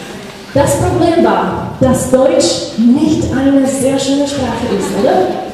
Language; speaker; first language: German; non-native, fluent; Slovak